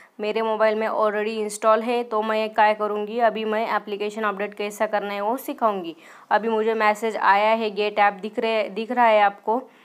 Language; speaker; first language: Hindi; non-native, local second language; Marathi